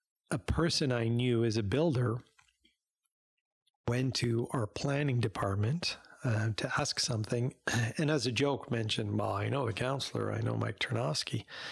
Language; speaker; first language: English; native; English